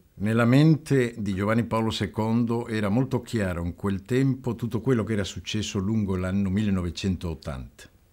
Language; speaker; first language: Italian; non-native, fluent; Spanish